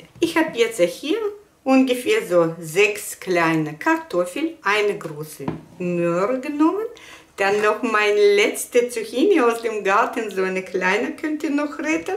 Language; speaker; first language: German; non-native, fluent; Russian